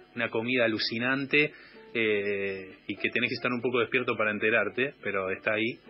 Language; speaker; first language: Spanish; native; Spanish